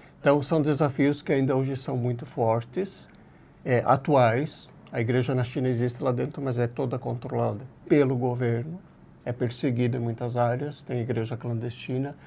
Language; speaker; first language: Portuguese; native; Portuguese